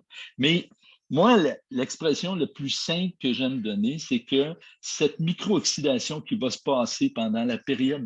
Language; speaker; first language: French; native; French